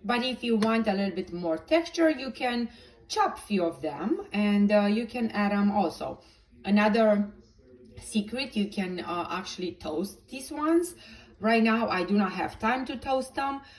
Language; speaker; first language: English; non-native, fluent; Romanian